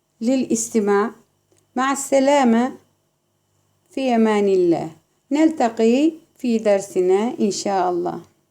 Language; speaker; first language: Arabic; non-native, fluent; Turkish